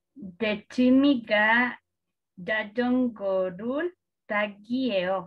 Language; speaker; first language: Korean; non-native, learner; Spanish